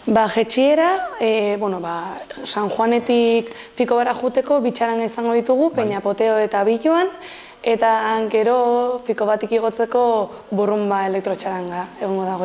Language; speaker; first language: Basque; native; Basque